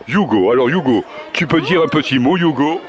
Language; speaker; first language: French; native; French